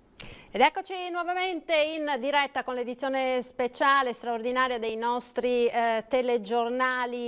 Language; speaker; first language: Italian; native; Italian